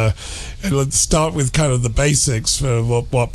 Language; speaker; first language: English; native; English